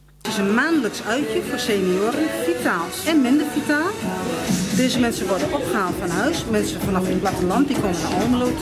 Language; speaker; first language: Dutch; native; Dutch